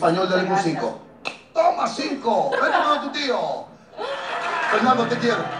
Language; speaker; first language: Spanish; native; Spanish